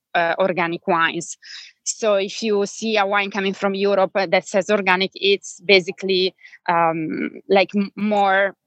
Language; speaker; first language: English; non-native, fluent; Italian